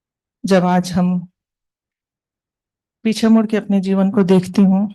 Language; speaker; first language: Hindi; native; Hindi